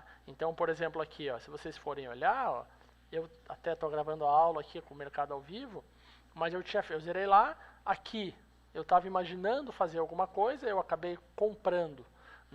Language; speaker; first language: Portuguese; native; Portuguese